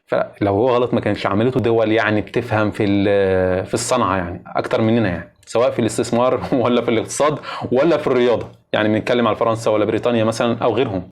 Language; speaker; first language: Arabic; native; Arabic